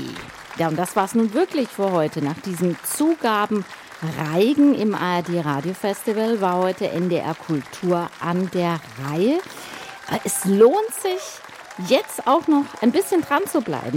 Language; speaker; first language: German; native; German